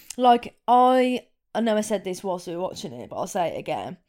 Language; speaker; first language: English; native; English